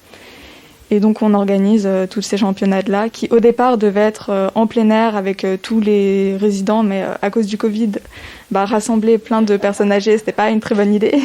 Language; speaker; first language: French; native; French